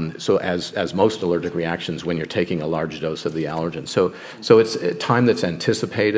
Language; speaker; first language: English; native; English